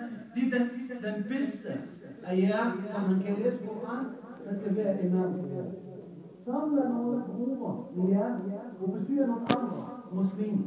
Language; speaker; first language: Danish; non-native, fluent; Arabic